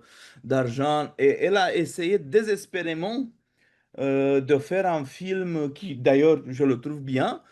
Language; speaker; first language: French; non-native, fluent; Romanian